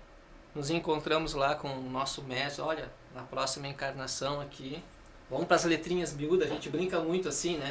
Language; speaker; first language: Portuguese; native; Portuguese